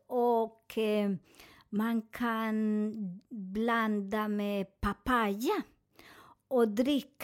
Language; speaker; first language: Swedish; non-native, learner; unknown